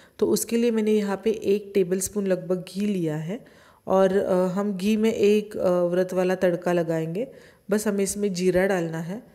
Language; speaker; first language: Hindi; non-native, local second language; Marathi